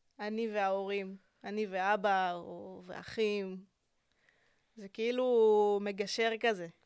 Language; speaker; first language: Hebrew; early bilingual, other home language; Russian